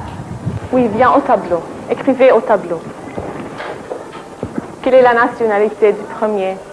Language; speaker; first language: French; non-native, fluent; Arabic